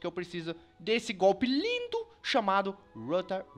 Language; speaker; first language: Portuguese; native; Portuguese